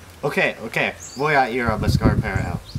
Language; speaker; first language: Spanish; non-native, learner; English